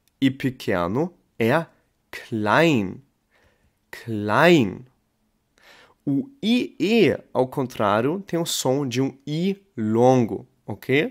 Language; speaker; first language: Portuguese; non-native, fluent; German